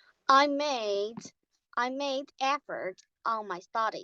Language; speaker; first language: English; non-native, learner; Chinese